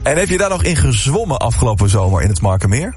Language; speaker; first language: Dutch; native; Dutch